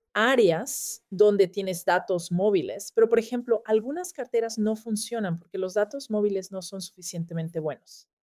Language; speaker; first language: Spanish; non-native, fluent; German